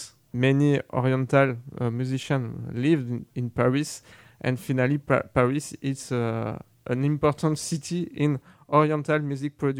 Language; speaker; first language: English; non-native, learner; French